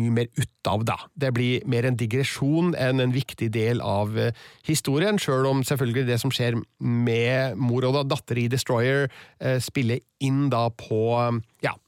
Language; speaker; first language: Norwegian; native; Norwegian